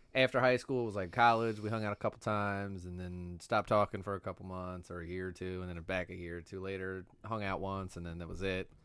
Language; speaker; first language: English; native; English